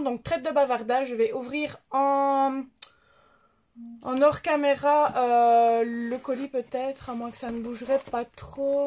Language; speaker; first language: French; native; French